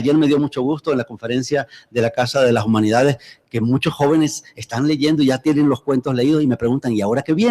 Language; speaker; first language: Spanish; native; Spanish